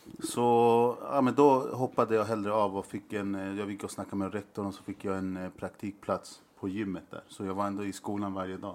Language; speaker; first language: Swedish; early bilingual, other home language; Spanish